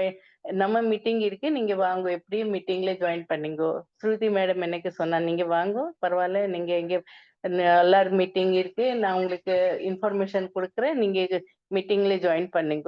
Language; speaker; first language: Tamil; non-native, learner; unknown